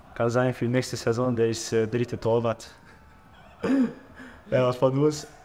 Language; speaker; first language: German; non-native, learner; Hungarian